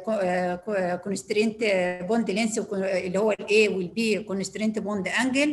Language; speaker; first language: Arabic; native; Arabic